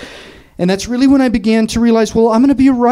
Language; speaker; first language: English; native; English